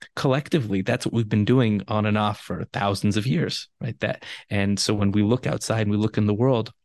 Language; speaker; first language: English; native; English